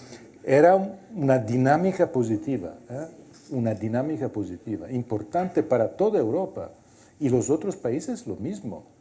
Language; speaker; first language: Spanish; non-native, fluent; Italian